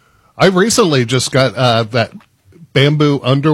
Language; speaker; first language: English; native; English